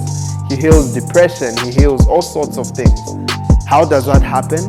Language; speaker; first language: English; non-native, local second language; Bemba